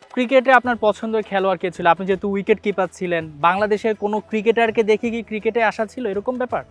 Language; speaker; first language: Bangla; native; Bangla